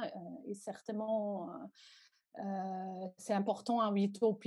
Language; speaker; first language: French; non-native, local second language; Dutch